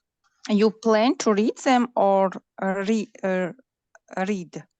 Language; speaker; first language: English; non-native, learner; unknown